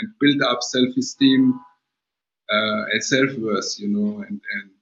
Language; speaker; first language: English; non-native, fluent; German